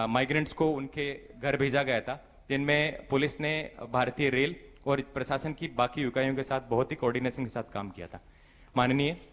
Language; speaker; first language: Hindi; native; Hindi